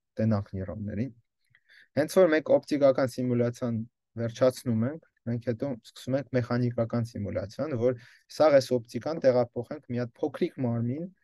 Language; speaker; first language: Armenian; early bilingual, heritage; Armenian